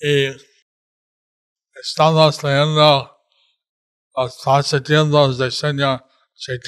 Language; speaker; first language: Spanish; non-native, learner; English